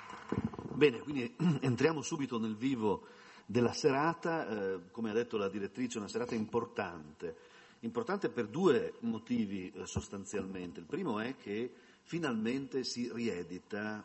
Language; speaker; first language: Italian; native; Italian